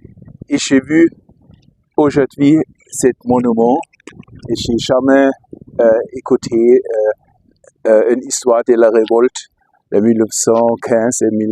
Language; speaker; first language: French; non-native, fluent; German